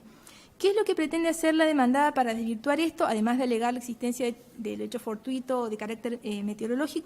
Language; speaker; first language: Spanish; native; Spanish